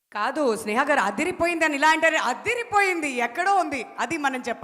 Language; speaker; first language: Telugu; native; Telugu